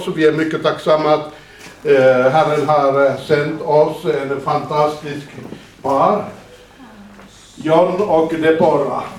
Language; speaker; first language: Swedish; non-native, fluent; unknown